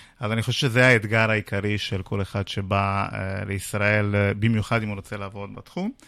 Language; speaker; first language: Hebrew; non-native, fluent; Italian